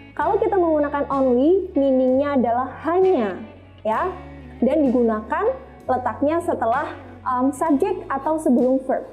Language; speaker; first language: Indonesian; native; Indonesian